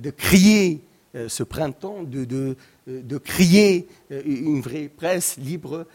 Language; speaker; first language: French; non-native, local second language; Arabic